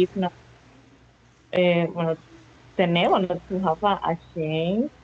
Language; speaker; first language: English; non-native, learner; Spanish